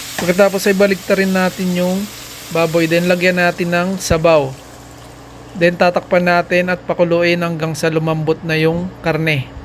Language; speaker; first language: Filipino; non-native, local second language; Pampanga